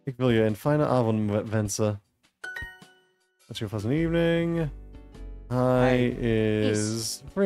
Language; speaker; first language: Dutch; non-native, learner; English